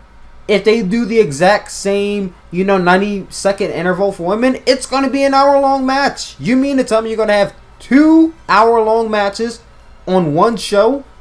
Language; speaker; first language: English; native; English